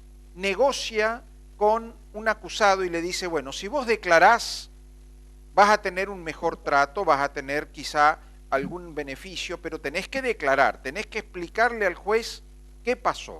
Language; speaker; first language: Spanish; native; Spanish